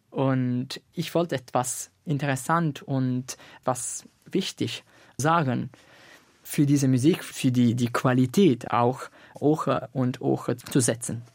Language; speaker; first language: German; non-native, fluent; Italian